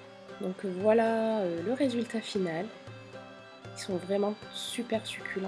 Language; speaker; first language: French; native; French